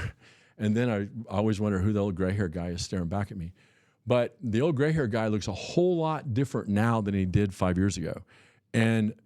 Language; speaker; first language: English; native; English